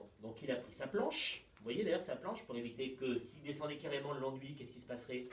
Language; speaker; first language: French; native; French